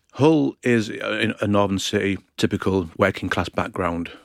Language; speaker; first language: English; native; English